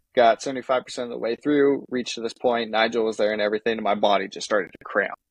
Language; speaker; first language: English; native; English